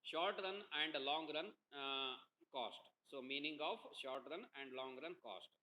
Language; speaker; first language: English; non-native, local second language; Kannada